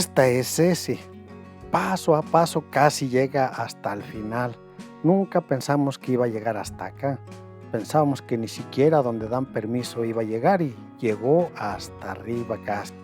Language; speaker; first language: Spanish; native; Spanish